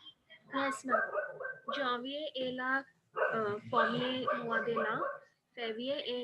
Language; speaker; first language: French; non-native, learner; Hindi